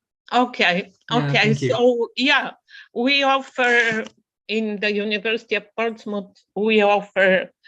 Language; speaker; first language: English; non-native, fluent; Bulgarian